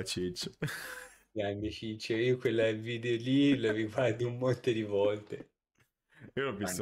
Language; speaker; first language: Italian; native; Italian